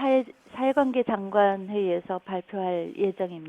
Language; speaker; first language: Korean; native; Korean